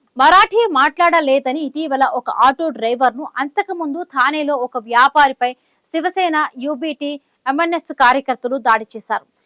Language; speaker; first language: Telugu; native; Telugu